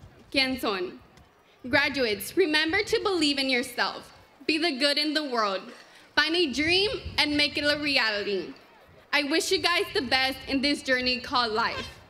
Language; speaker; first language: English; early bilingual, other home language; Spanish